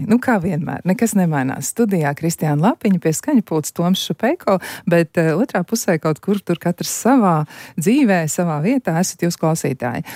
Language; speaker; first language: Latvian; native; Latvian